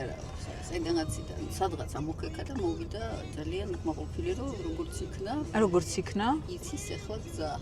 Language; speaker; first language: Georgian; native; Georgian